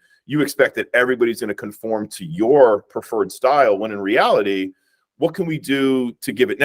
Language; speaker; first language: English; native; English